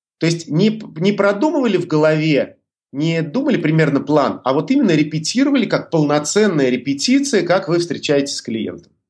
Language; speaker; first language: Russian; native; Russian